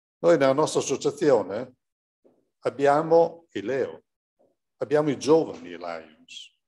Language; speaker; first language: Italian; native; Italian